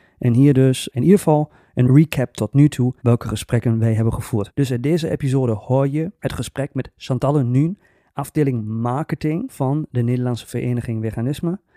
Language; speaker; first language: Dutch; native; Dutch